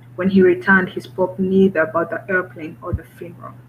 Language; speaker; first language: English; non-native, local second language; Kinyarwanda